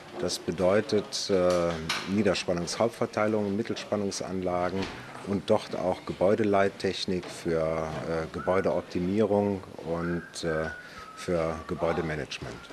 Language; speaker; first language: German; native; German